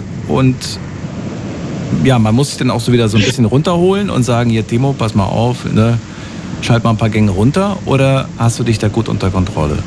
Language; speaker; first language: German; native; German